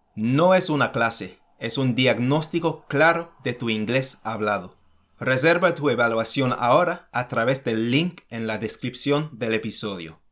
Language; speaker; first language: Spanish; non-native, fluent; English